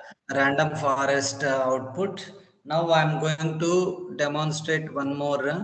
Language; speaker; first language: English; non-native, local second language; Telugu